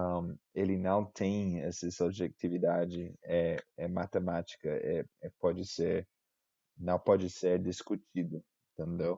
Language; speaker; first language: Portuguese; non-native, fluent; English